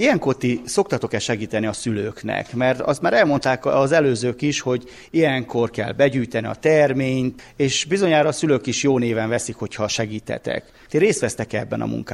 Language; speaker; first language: Hungarian; native; Hungarian